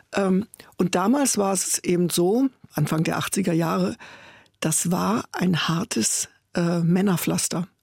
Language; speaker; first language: German; native; German